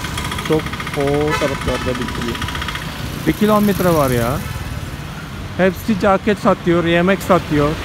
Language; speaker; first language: Turkish; non-native, fluent; Malayalam